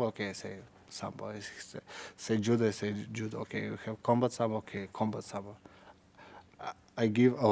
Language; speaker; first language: English; non-native, learner; Russian